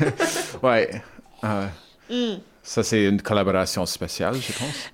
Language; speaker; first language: French; non-native, learner; English